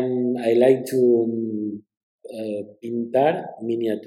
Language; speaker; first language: English; non-native, learner; Spanish